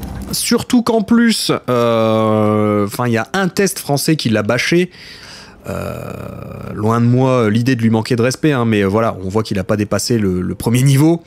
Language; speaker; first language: French; native; French